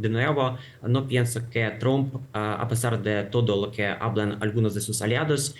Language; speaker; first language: Spanish; non-native, fluent; Ukrainian